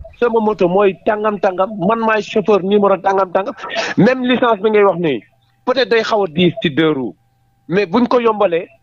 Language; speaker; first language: Wolof; non-native, local second language; Jola-Fonyi